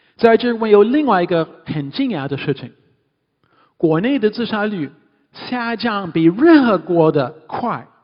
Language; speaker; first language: Chinese; non-native, fluent; English